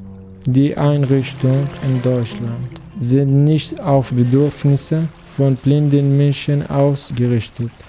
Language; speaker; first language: German; non-native, learner; Arabic